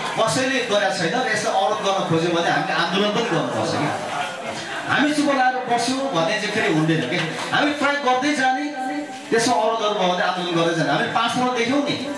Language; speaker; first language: Nepali; non-native, local second language; Limbu